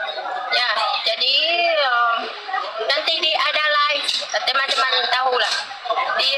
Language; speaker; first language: Indonesian; non-native, learner; Vietnamese